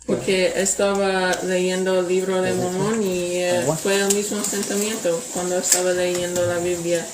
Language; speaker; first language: Spanish; non-native, learner; English